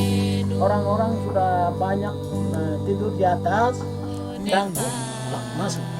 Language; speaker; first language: Indonesian; non-native, local second language; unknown